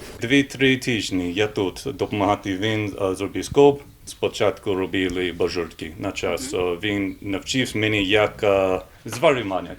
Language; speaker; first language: Ukrainian; non-native, learner; English